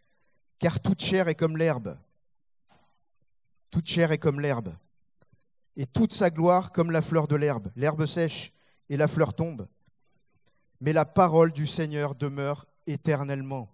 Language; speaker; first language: French; native; French